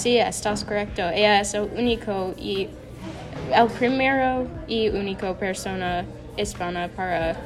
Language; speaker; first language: Spanish; non-native, learner; English